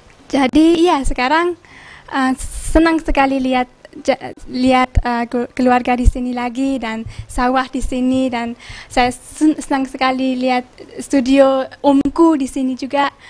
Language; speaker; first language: Indonesian; early bilingual, heritage; Indonesian